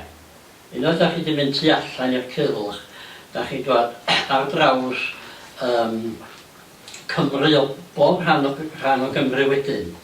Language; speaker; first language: Welsh; native; Welsh